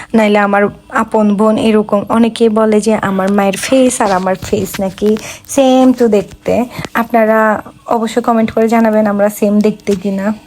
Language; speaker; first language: Bangla; non-native, local second language; Chakma